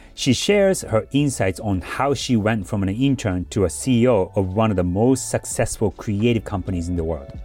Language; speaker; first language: English; early bilingual, other home language; Japanese